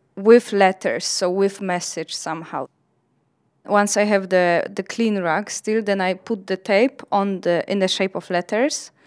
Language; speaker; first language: English; non-native, fluent; Polish